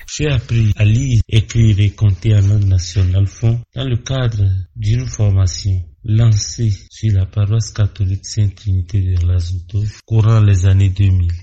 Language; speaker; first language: French; non-native, local second language; Fon